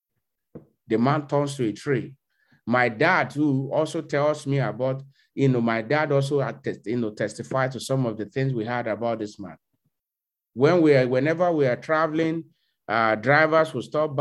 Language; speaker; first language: English; non-native, local second language; Yoruba